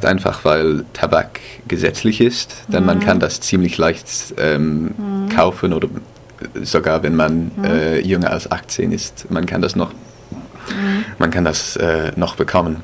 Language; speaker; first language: German; non-native, fluent; English